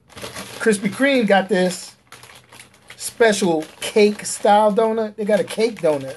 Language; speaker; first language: English; native; English